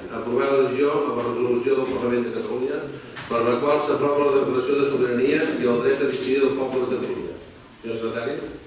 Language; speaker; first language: Catalan; native; Catalan